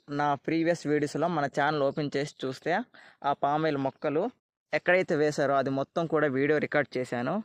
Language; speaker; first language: Telugu; native; Telugu